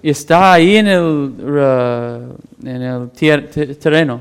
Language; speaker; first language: Spanish; non-native, fluent; English